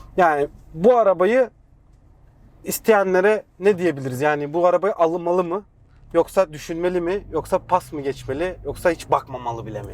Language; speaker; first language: Turkish; native; Turkish